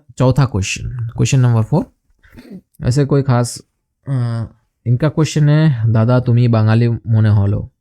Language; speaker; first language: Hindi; non-native, local second language; Bangla